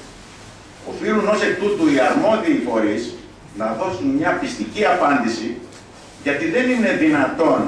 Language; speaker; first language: Greek; native; Greek